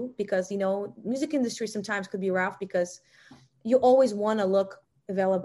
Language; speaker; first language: English; non-native, fluent; Russian